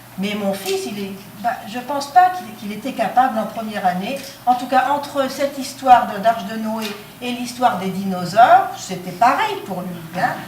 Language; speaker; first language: French; non-native, local second language; Arabic